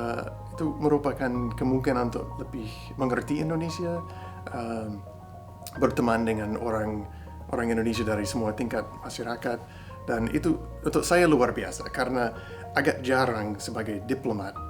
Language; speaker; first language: Indonesian; non-native, fluent; English